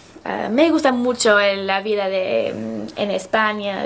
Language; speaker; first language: Spanish; non-native, learner; English